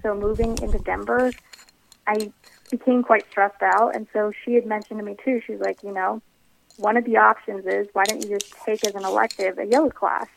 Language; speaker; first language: English; native; English